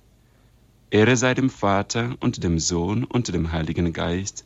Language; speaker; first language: German; non-native, fluent; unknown